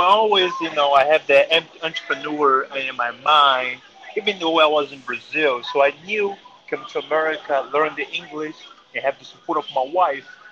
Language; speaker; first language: English; non-native, fluent; Portuguese